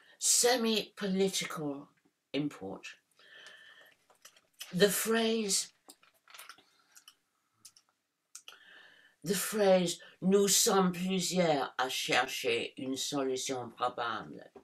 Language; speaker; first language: French; non-native, fluent; English